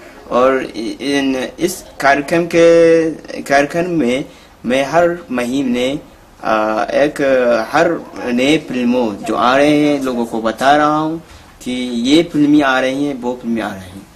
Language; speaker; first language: Hindi; non-native, fluent; Hausa